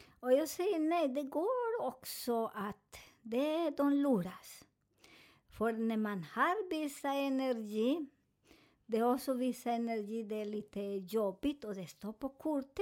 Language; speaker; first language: Swedish; non-native, fluent; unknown